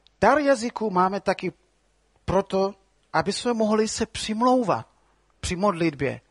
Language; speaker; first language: Czech; non-native, fluent; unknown